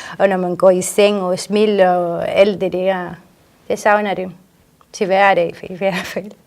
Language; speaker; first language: Danish; non-native, fluent; Spanish